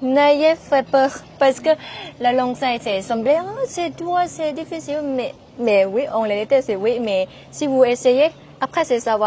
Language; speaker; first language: French; non-native, learner; Thai